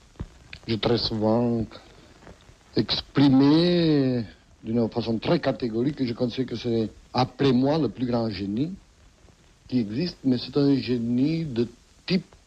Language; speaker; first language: French; non-native, fluent; Catalan